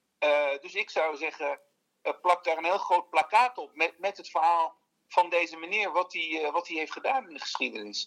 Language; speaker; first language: Dutch; early bilingual, other home language; Turkish